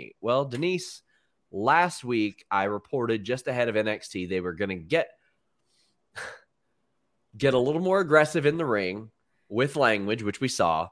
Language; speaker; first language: English; native; English